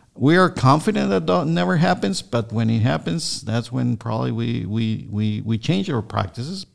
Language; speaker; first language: English; non-native, fluent; Spanish